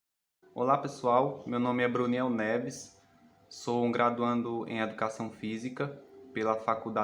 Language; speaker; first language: Portuguese; native; Portuguese